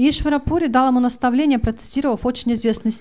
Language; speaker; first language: Russian; native; Russian